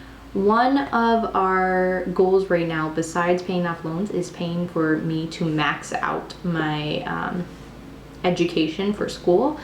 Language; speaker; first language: English; native; English